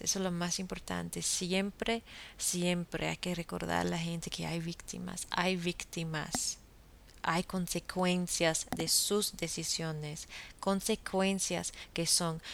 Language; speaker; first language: Spanish; non-native, fluent; English